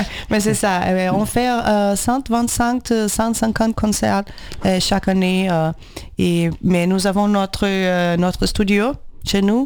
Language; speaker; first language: French; non-native, learner; Portuguese